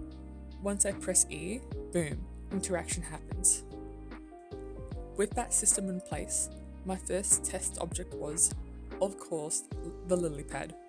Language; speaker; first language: English; native; English